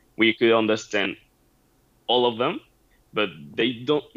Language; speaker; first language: English; non-native, fluent; Spanish